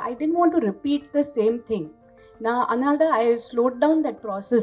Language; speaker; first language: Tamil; non-native, fluent; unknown